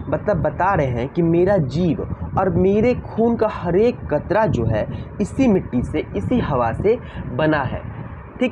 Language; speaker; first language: Hindi; native; Hindi